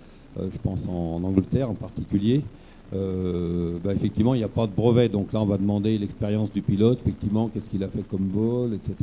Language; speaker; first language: French; native; French